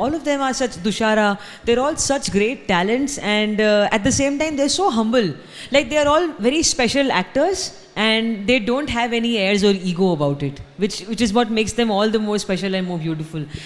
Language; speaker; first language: English; non-native, local second language; Hindi